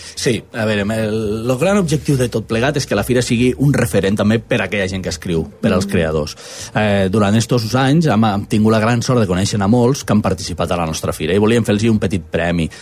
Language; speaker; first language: Catalan; native; Catalan